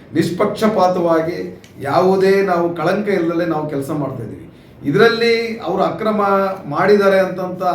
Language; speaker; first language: Kannada; non-native, local second language; Urdu